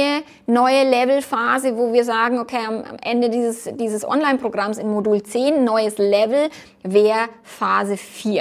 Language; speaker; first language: German; native; German